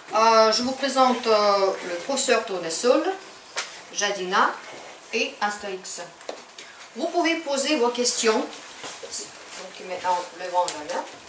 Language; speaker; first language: French; non-native, fluent; Ukrainian